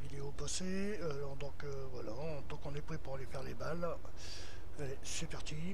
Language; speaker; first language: French; native; French